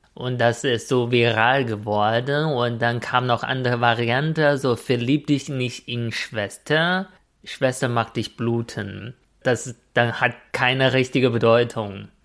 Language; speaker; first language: German; non-native, fluent; Chinese